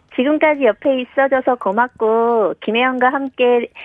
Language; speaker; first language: Korean; native; Korean